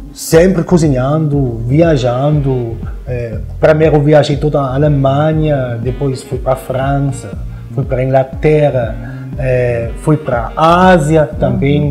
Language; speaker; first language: Portuguese; non-native, fluent; German